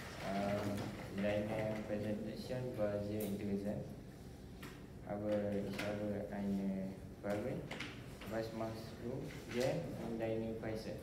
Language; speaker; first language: German; non-native, learner; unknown